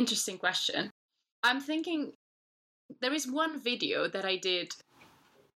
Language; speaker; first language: English; non-native, fluent; Italian